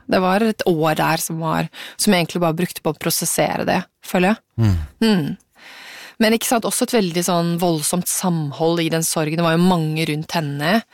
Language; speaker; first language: Norwegian; native; Norwegian